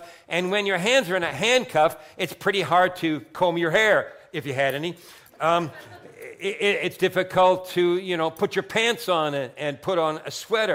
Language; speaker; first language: English; native; English